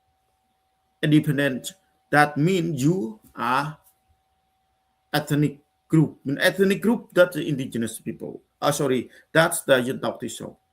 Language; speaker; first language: English; non-native, learner; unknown